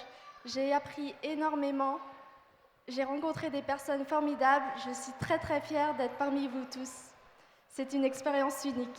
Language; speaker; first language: French; early bilingual, other home language; Khmer